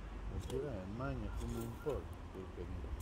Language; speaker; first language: Italian; native; Italian